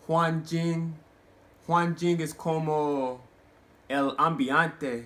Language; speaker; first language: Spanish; non-native, learner; English